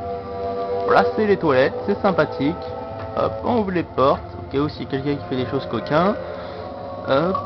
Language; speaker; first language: French; native; French